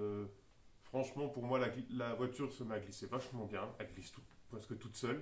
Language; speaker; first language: French; native; French